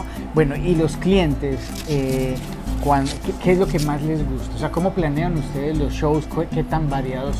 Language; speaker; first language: Spanish; native; Spanish